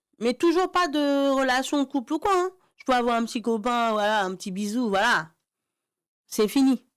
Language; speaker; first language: French; early bilingual, other home language; Haitian Creole